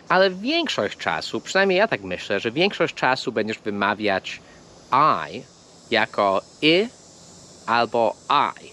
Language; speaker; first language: Polish; non-native, fluent; English